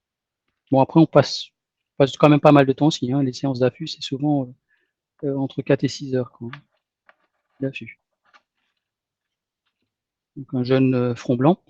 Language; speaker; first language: French; native; French